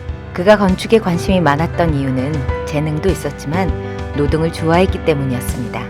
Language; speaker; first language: Korean; native; Korean